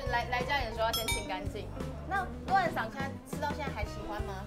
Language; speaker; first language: Chinese; native; Chinese